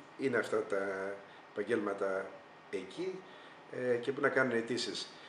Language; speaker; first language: Greek; early bilingual, heritage; Greek